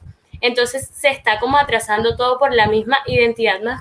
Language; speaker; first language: Spanish; native; Spanish